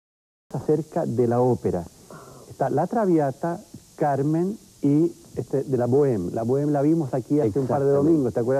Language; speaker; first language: Spanish; native; Spanish